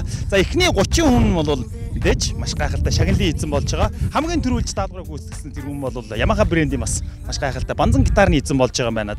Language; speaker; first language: Mongolian; native; Mongolian